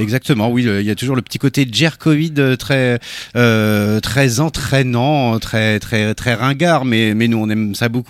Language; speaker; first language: French; native; French